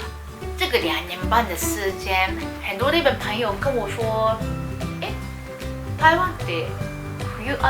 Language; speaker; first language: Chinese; non-native, fluent; Japanese